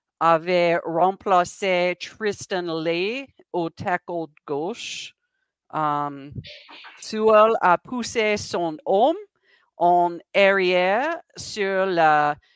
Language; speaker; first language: French; non-native, learner; English